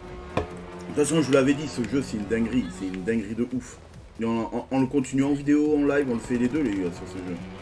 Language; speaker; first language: French; native; French